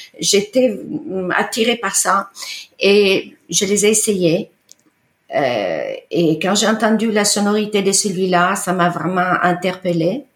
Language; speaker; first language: French; non-native, fluent; Italian